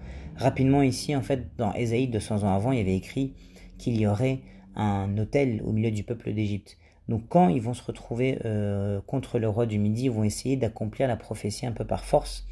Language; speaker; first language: French; native; French